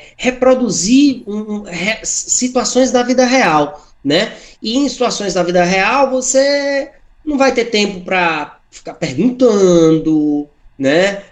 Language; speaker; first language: Portuguese; native; Portuguese